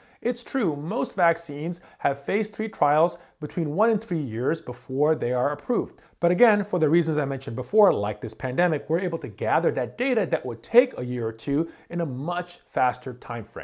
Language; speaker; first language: English; native; English